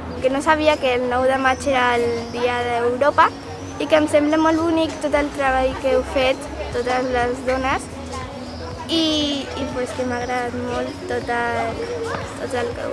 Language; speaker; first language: Catalan; non-native, local second language; Spanish